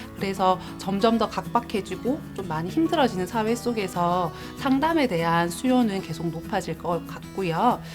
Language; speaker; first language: Korean; native; Korean